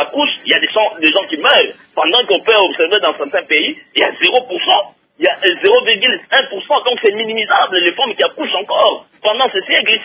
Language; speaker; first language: French; non-native, local second language; Lingala